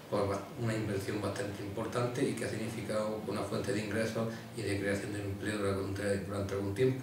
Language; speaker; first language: Spanish; native; Spanish